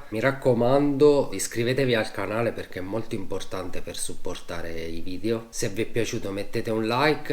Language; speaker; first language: Italian; native; Italian